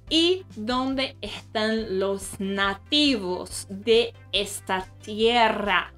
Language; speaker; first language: Spanish; non-native, fluent; Portuguese